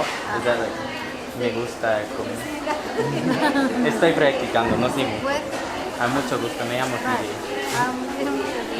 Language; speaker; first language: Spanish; non-native, learner; English